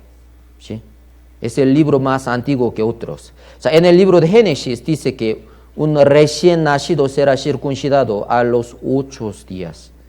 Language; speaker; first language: Spanish; non-native, learner; Korean